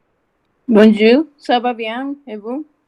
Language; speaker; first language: French; non-native, learner; Spanish